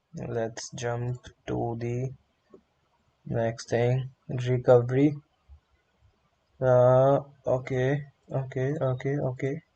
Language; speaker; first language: English; non-native, local second language; Hindi